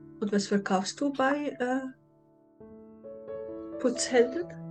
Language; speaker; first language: German; non-native, learner; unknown